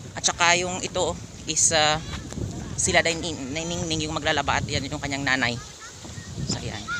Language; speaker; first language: Filipino; non-native, local second language; Hiligaynon